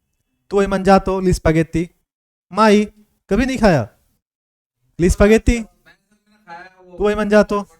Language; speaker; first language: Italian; non-native, fluent; Hindi